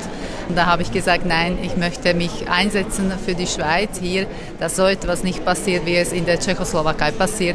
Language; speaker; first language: German; non-native, fluent; Slovak